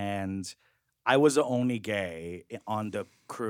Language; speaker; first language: English; early bilingual, other home language; Korean